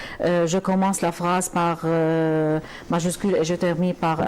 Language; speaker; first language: French; non-native, fluent; Arabic